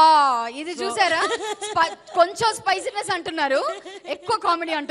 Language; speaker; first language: Telugu; native; Telugu